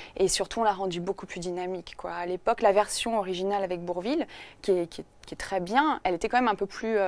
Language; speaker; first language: French; native; French